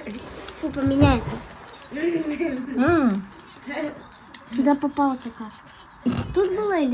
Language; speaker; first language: Russian; early bilingual, other home language; Armenian